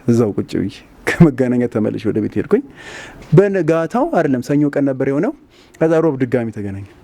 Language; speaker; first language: Amharic; native; Amharic